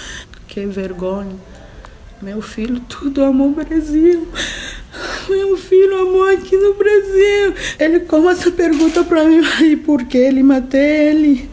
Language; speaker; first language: Portuguese; non-native, learner; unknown